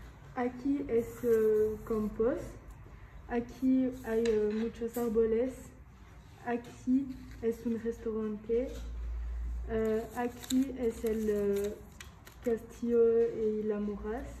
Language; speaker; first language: Spanish; non-native, learner; French